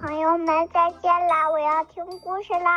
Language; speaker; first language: Chinese; native; Chinese